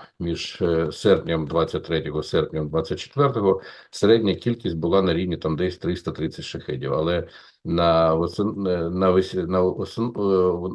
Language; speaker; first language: Ukrainian; native; Ukrainian